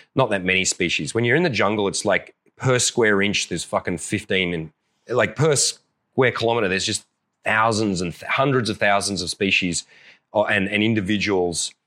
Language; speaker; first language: English; native; English